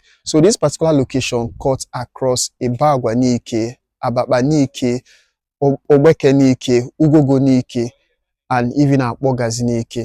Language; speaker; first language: English; non-native, local second language; Igbo